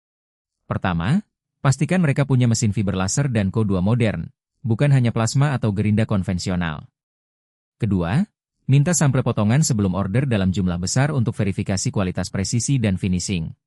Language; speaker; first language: Indonesian; native; Indonesian